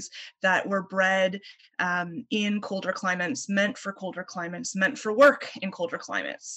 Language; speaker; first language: English; native; English